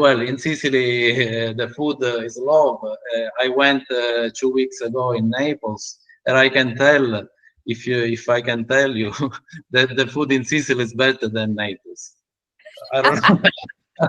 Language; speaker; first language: English; non-native, learner; Italian